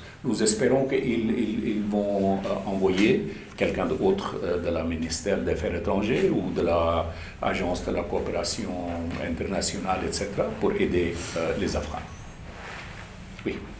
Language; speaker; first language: French; non-native, fluent; Urdu